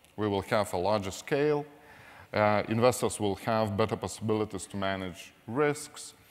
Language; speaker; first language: English; non-native, fluent; Lithuanian